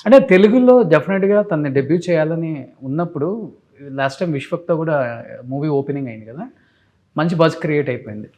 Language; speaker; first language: Telugu; native; Telugu